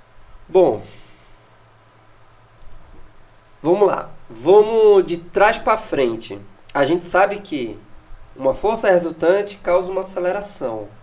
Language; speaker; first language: Portuguese; native; Portuguese